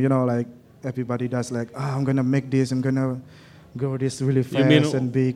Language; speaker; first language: English; non-native, learner; Indonesian